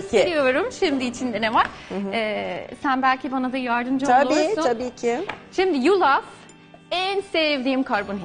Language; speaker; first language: Turkish; non-native, fluent; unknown